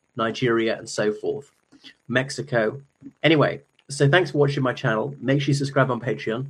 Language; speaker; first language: English; native; English